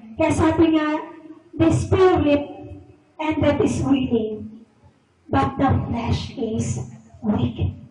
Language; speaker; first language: English; non-native, local second language; Filipino